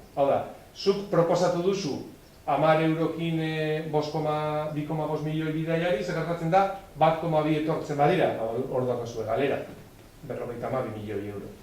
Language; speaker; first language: Basque; non-native, local second language; Spanish